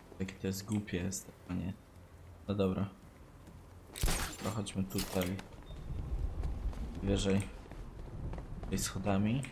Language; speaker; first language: Polish; native; Polish